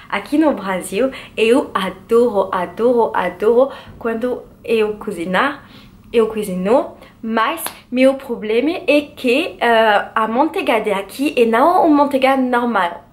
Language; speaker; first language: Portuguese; non-native, learner; French